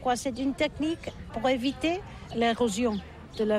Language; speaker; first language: French; non-native, learner; Catalan